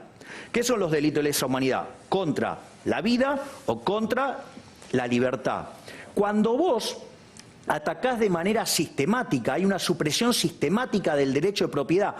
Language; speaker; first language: Spanish; native; Spanish